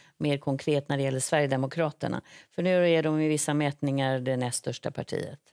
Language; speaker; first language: Swedish; native; Swedish